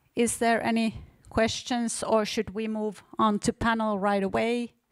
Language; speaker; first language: English; non-native, fluent; Finnish